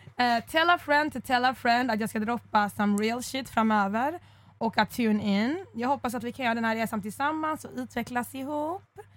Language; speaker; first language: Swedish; early bilingual, other home language; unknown